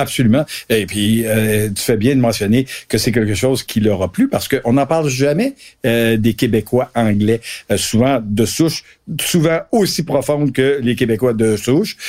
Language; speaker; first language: French; native; French